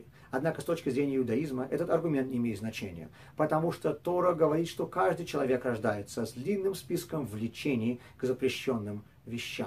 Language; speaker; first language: Russian; native; Russian